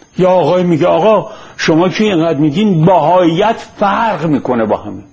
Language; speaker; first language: Persian; native; Persian